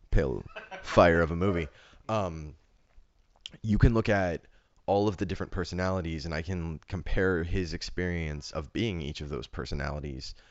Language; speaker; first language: English; native; English